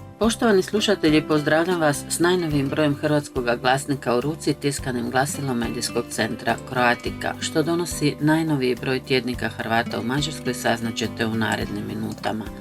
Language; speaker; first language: Bosnian; early bilingual, heritage; Croatian